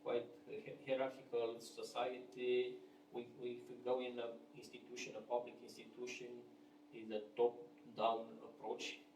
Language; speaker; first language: English; non-native, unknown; Romanian